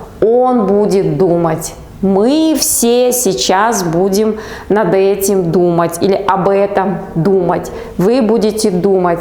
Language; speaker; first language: Russian; non-native, local second language; Kazakh